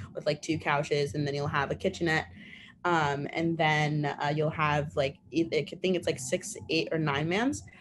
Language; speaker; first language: English; native; English